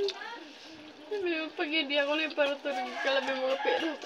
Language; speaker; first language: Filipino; non-native, local second language; Cebuano